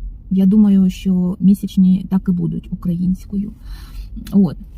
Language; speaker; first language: Ukrainian; non-native, local second language; Russian